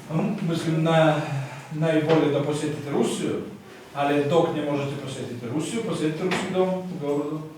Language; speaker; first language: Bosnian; non-native, fluent; Russian